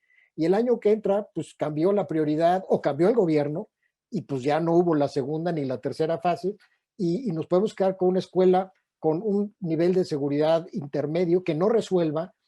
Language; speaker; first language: Spanish; native; Spanish